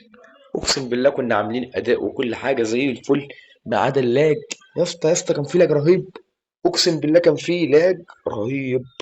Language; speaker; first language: Arabic; native; Arabic